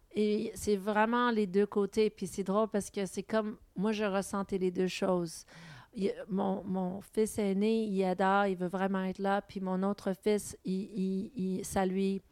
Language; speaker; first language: French; non-native, local second language; English